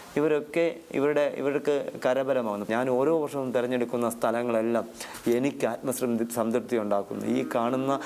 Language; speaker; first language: Malayalam; native; Malayalam